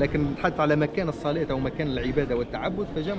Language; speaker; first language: Arabic; native; Arabic